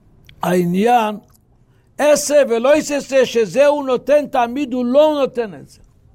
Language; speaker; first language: Hebrew; non-native, local second language; Yiddish